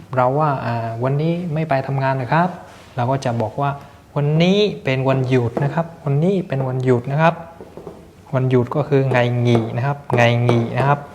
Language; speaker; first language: Thai; non-native, fluent; Vietnamese